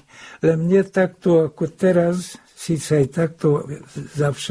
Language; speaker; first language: Slovak; early bilingual, heritage; Hungarian